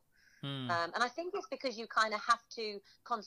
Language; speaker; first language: English; native; English